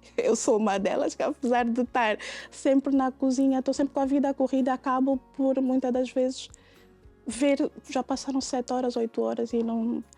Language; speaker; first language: Portuguese; native; Portuguese